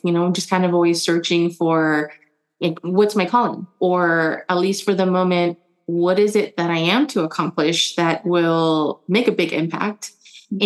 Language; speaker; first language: English; early bilingual, other home language; German